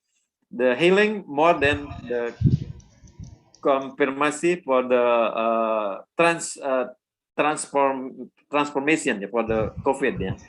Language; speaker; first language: English; non-native, learner; Indonesian